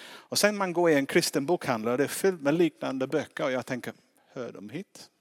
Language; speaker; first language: Swedish; non-native, fluent; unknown